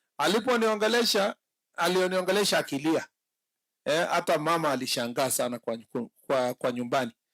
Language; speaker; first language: Swahili; non-native, local second language; Kalenjin